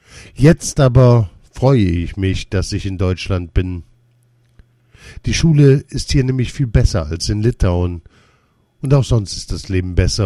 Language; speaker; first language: German; early bilingual, other home language; Lithuanian